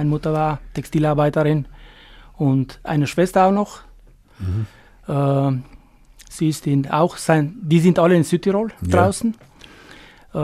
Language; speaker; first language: German; non-native, fluent; Albanian